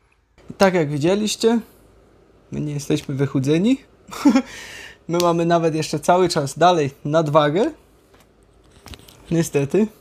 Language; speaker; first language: Polish; native; Polish